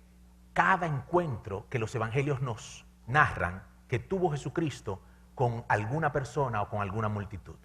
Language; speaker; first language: Spanish; native; Spanish